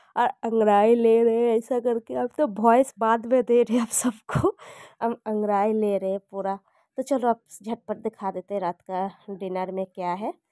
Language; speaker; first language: Hindi; non-native, local second language; Bangla